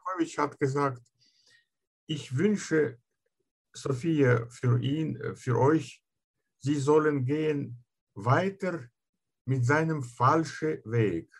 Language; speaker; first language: German; non-native, fluent; Russian